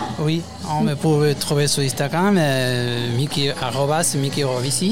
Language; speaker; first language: French; non-native, learner; Spanish